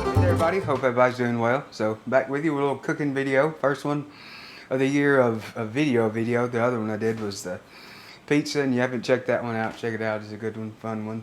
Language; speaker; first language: English; native; English